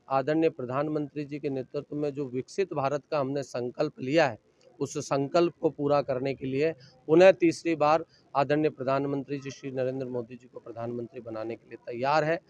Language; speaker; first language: Hindi; native; Hindi